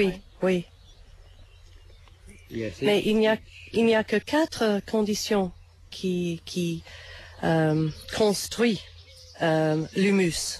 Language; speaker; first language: French; non-native, fluent; English